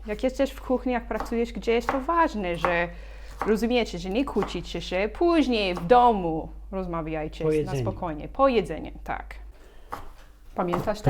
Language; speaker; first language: Polish; non-native, learner; English